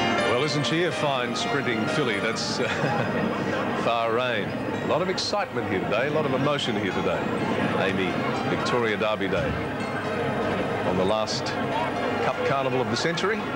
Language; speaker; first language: English; native; English